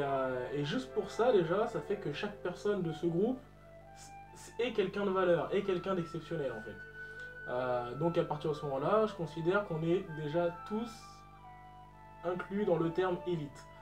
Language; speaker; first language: French; native; French